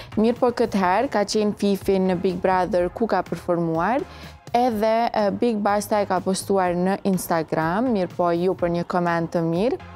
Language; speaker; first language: Albanian; native; Albanian